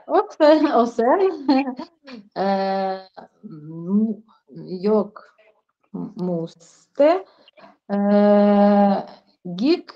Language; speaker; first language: Swedish; non-native, learner; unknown